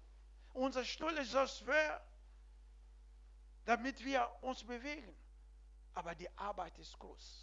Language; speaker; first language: German; non-native, learner; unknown